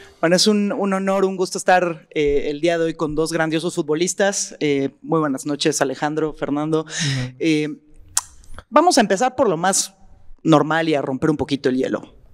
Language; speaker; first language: Spanish; native; Spanish